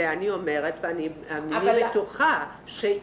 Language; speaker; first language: Hebrew; non-native, fluent; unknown